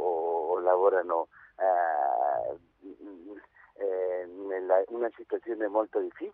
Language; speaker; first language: Italian; non-native, fluent; Spanish